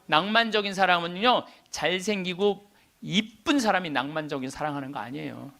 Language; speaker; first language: Korean; native; Korean